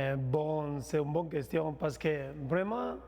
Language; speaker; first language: French; non-native, fluent; Spanish